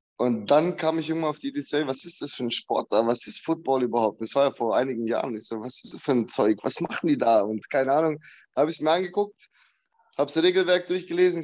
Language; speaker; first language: German; early bilingual, other home language; Bosnian